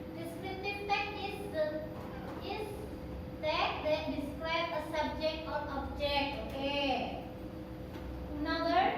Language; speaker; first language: English; non-native, learner; Indonesian